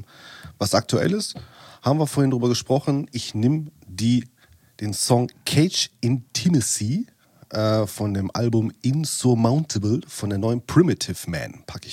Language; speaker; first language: German; native; German